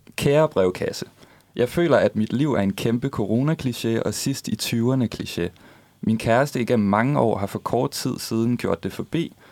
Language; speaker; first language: Danish; native; Danish